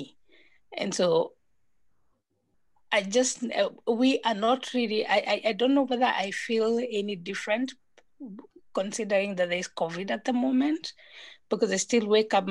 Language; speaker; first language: English; non-native, local second language; Kikuyu